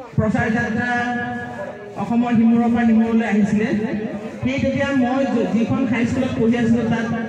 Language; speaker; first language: Assamese; non-native, local second language; Mising